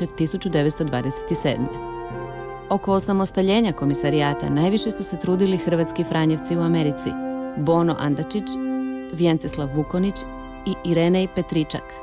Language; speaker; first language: Croatian; native; Croatian